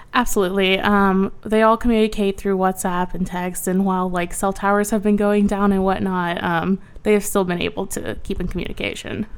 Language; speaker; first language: English; early bilingual, other home language; Ukrainian